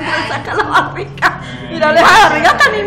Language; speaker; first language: Spanish; native; Spanish